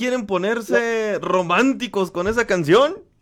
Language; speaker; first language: Spanish; native; Spanish